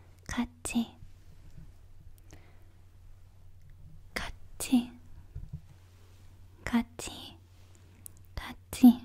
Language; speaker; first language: Japanese; non-native, learner; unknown